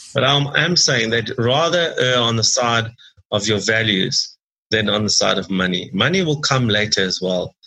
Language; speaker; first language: English; native; English